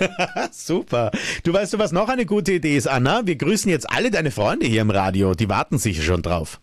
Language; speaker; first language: German; native; German